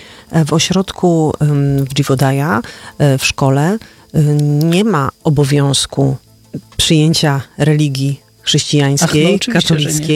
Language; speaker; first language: Polish; native; Polish